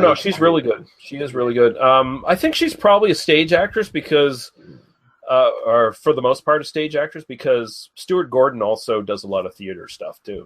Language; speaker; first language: English; native; English